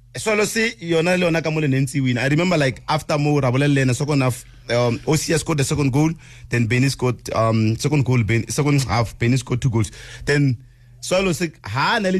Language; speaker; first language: English; non-native, local second language; Tswana